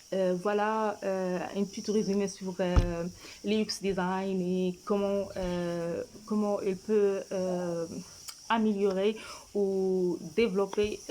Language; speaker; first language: French; non-native, fluent; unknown